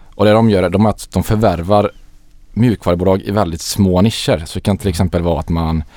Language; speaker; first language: Swedish; native; Swedish